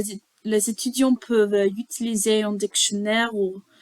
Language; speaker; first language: French; non-native, learner; English